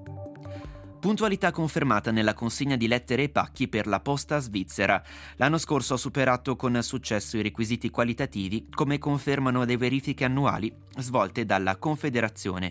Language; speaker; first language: Italian; native; Italian